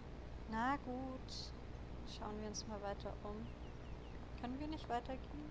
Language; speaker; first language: German; native; German